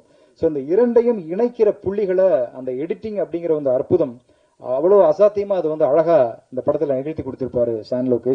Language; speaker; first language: Tamil; native; Tamil